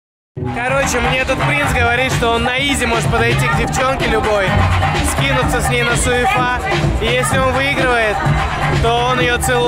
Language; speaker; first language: Russian; native; Russian